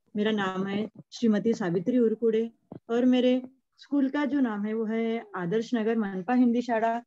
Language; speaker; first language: Hindi; non-native, local second language; Marathi